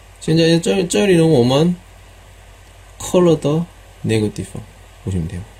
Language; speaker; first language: Chinese; non-native, learner; Korean